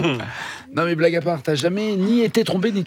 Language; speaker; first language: French; native; French